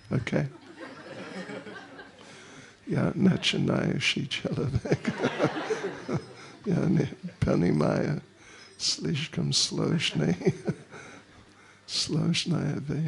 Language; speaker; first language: Russian; non-native, learner; English